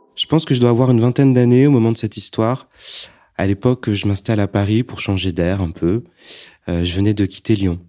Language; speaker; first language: French; native; French